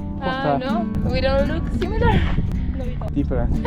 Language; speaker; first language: English; non-native, learner; Spanish